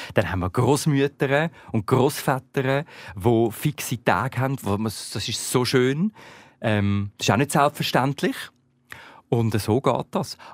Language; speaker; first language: German; native; German